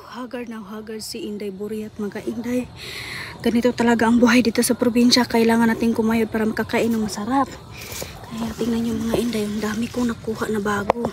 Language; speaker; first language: Filipino; non-native, local second language; Cebuano